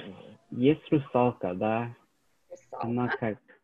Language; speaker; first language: Russian; non-native, learner; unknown